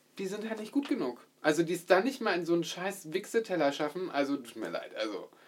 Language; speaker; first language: German; native; German